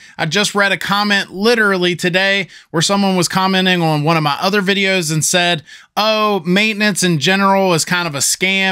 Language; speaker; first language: English; native; English